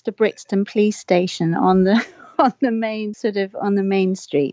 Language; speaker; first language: English; native; English